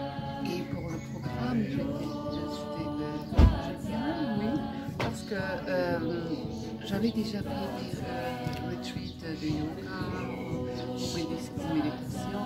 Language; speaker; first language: French; non-native, fluent; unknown